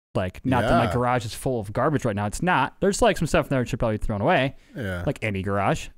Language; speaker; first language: English; native; English